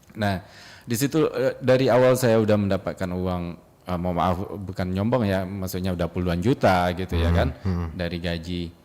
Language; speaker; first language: Indonesian; non-native, local second language; Minangkabau